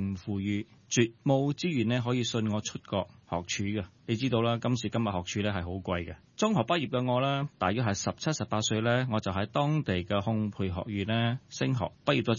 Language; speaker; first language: Cantonese; early bilingual, heritage; Cantonese